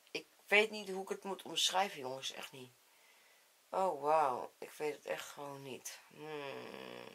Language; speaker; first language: Dutch; native; Dutch